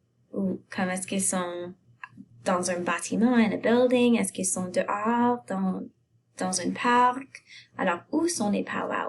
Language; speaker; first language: French; non-native, fluent; English